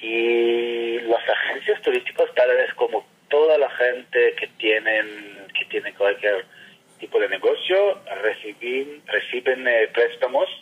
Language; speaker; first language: Spanish; non-native, fluent; Hebrew